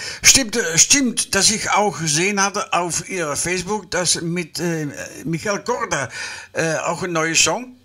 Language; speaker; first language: German; non-native, learner; Dutch